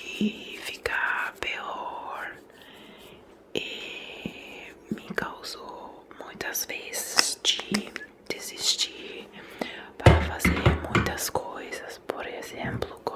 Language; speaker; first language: Portuguese; non-native, fluent; Italian